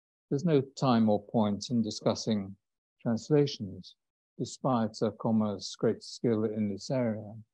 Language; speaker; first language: English; native; English